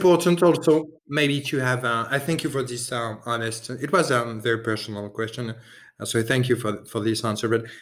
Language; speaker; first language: English; non-native, fluent; French